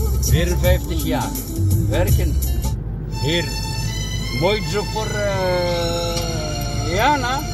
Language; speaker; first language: Dutch; non-native, learner; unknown